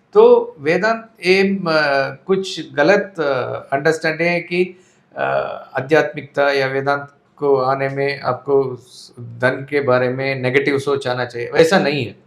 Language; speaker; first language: Hindi; non-native, local second language; Tamil